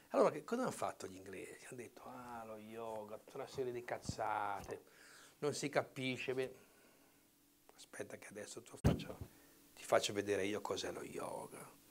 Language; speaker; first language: Italian; native; Italian